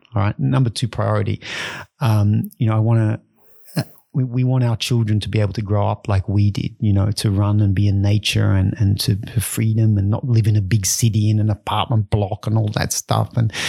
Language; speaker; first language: English; native; English